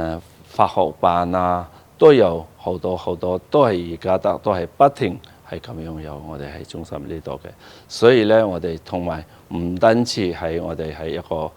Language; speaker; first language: Cantonese; non-native, fluent; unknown